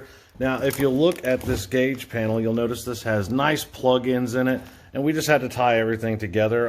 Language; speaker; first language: English; native; English